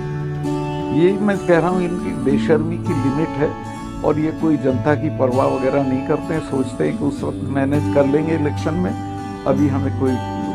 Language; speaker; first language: Hindi; native; Hindi